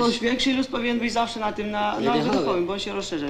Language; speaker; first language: Polish; native; Polish